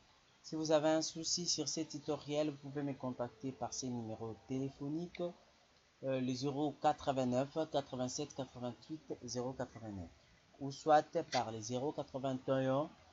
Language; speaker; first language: French; non-native, local second language; Lingala